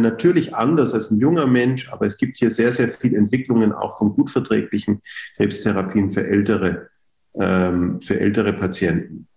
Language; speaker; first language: German; native; German